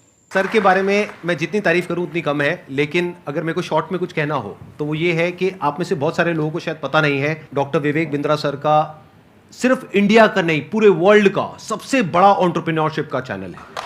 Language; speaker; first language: Hindi; native; Hindi